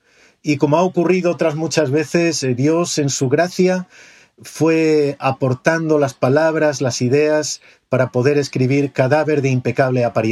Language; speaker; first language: Spanish; native; Spanish